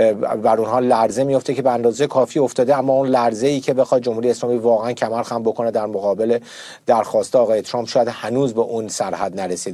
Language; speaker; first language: Persian; native; Persian